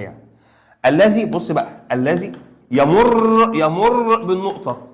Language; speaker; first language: Arabic; native; Arabic